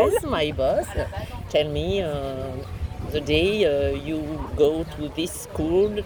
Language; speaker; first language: English; non-native, learner; French